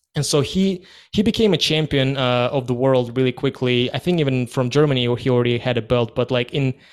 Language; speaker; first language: English; non-native, fluent; Russian